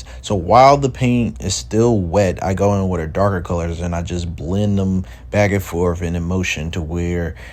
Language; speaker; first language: English; native; English